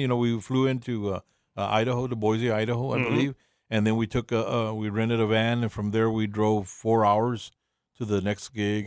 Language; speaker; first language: English; early bilingual, other home language; Spanish